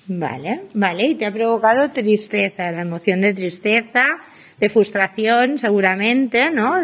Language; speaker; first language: Spanish; native; Spanish